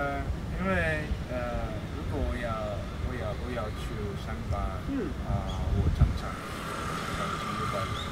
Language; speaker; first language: Chinese; non-native, learner; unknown